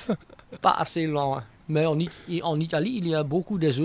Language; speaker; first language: French; non-native, local second language; Dutch